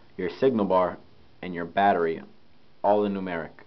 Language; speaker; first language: English; native; English